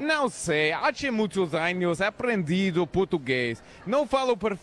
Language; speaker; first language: Portuguese; non-native, learner; Spanish